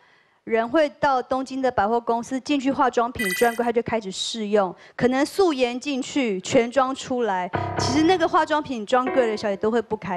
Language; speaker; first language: Chinese; native; Chinese